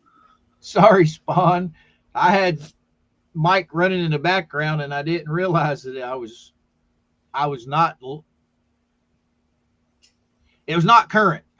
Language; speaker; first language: English; native; English